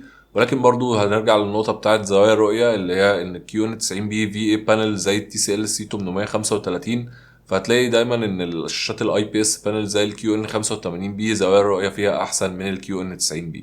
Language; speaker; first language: Arabic; native; Arabic